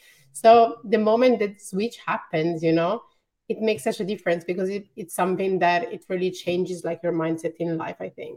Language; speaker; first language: English; non-native, fluent; Italian